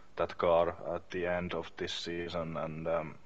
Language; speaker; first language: English; non-native, learner; Finnish